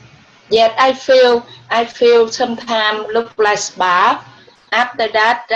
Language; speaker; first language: English; non-native, learner; Vietnamese